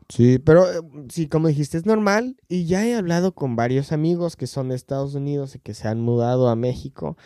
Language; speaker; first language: Spanish; non-native, fluent; English